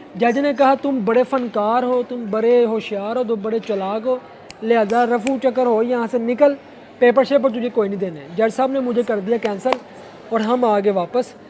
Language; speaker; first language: Urdu; non-native, local second language; Punjabi